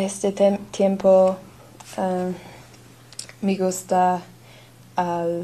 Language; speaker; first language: Spanish; non-native, learner; English